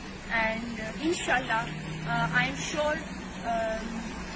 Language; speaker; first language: English; non-native, learner; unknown